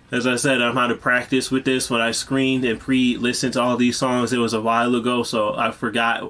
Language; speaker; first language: English; native; English